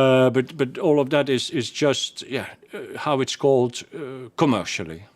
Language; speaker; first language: English; non-native, fluent; Dutch